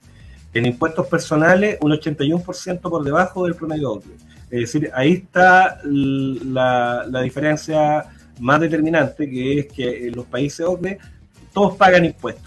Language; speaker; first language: Spanish; native; Spanish